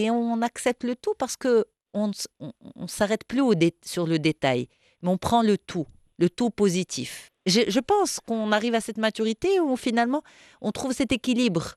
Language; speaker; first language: French; non-native, local second language; Arabic